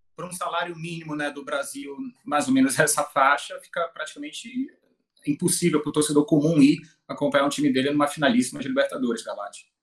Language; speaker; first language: Portuguese; native; Portuguese